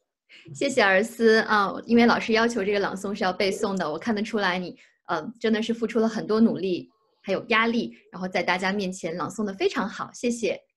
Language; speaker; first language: Chinese; native; Chinese